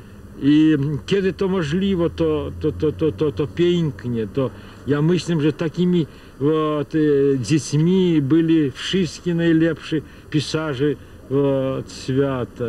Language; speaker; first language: Polish; non-native, fluent; Russian